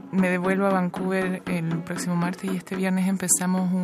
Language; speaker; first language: Spanish; native; Spanish